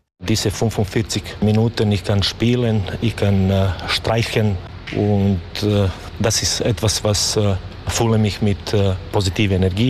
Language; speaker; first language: German; non-native, learner; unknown